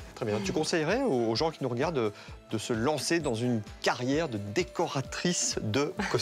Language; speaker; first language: French; native; French